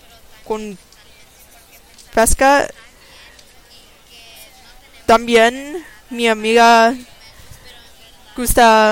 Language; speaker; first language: Spanish; non-native, learner; English